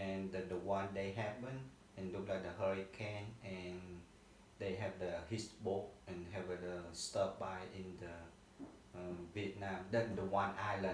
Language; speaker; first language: English; non-native, learner; Vietnamese